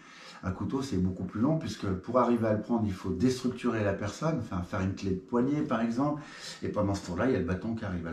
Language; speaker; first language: French; native; French